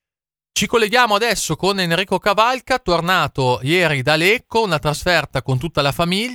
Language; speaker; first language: Italian; native; Italian